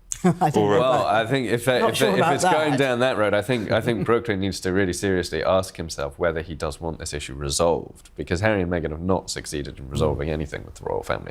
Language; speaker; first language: English; native; English